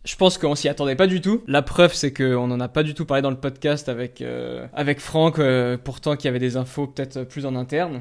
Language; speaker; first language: French; native; French